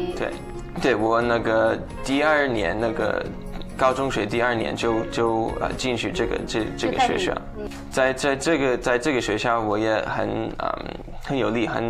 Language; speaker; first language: Chinese; non-native, fluent; English